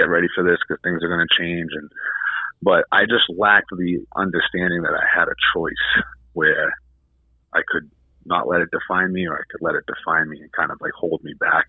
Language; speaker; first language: English; native; English